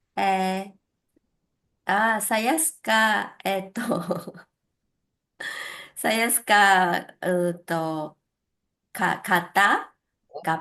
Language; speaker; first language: Indonesian; non-native, learner; Japanese